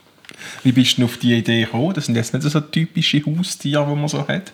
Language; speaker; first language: German; native; German